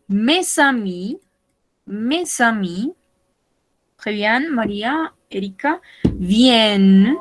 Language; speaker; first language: French; non-native, learner; Spanish